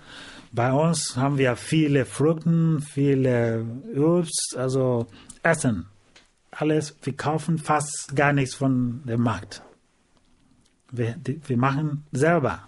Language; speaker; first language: German; non-native, learner; Igbo